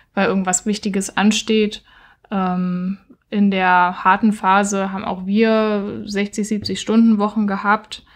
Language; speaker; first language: German; native; German